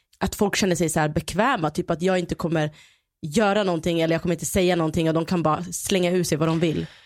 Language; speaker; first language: Swedish; early bilingual, other home language; Somali